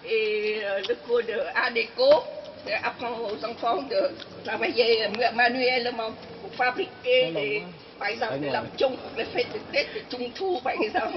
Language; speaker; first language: French; non-native, fluent; Vietnamese